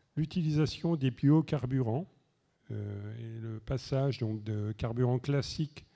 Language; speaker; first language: French; native; French